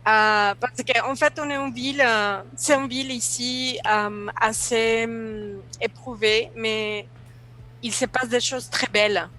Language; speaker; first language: French; non-native, fluent; Spanish